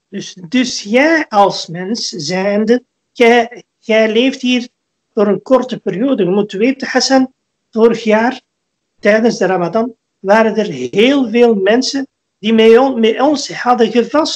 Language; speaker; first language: Dutch; early bilingual, other home language; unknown